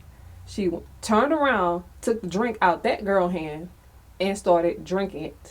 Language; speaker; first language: English; native; English